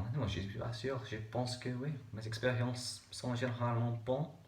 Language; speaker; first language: French; non-native, learner; English